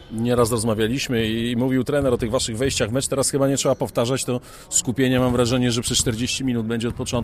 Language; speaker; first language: Polish; native; Polish